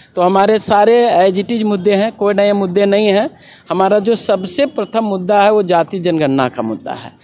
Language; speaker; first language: Hindi; native; Hindi